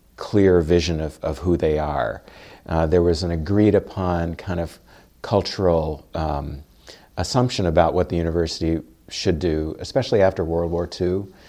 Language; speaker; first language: English; native; English